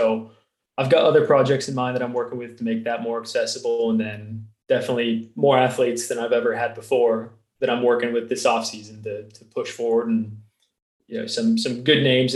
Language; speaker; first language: English; native; English